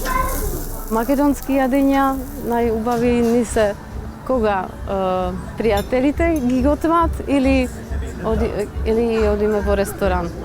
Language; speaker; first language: Macedonian; non-native, fluent; Czech